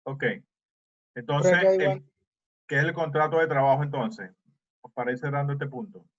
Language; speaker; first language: Spanish; native; Spanish